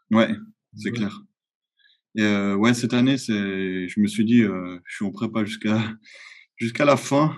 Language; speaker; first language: French; native; French